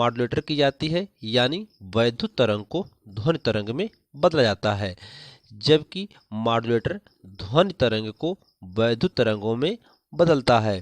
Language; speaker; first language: Hindi; native; Hindi